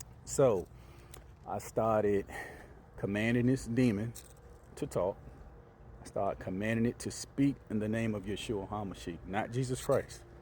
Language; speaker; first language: English; native; English